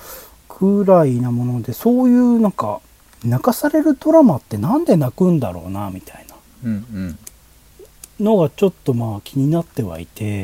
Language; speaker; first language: Japanese; native; Japanese